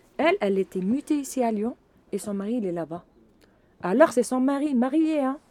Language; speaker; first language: French; non-native, local second language; Arabic